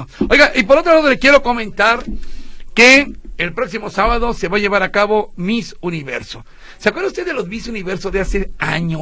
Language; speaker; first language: Spanish; native; Spanish